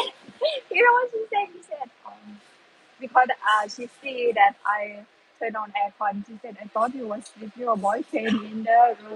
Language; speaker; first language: English; non-native, learner; Thai